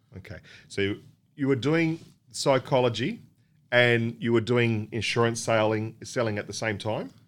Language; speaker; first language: English; native; English